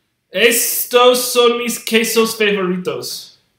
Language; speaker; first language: Spanish; non-native, learner; English